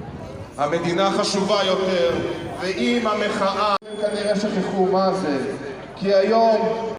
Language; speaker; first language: Hebrew; native; Hebrew